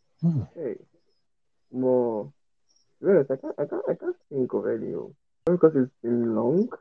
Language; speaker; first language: English; non-native, local second language; Yoruba